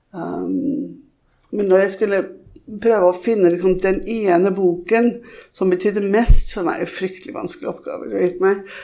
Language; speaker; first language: Norwegian; early bilingual, heritage; Norwegian